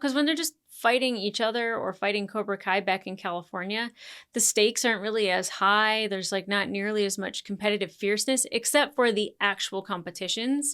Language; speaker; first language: English; native; English